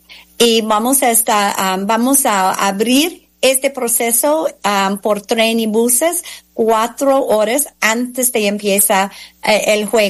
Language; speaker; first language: Spanish; non-native, fluent; English